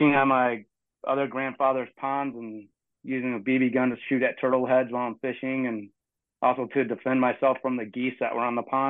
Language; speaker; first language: English; native; English